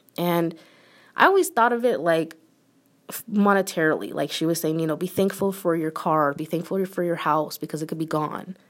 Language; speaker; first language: English; native; English